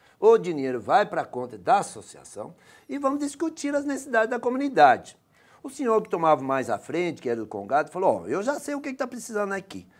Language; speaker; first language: Portuguese; non-native, fluent; Dutch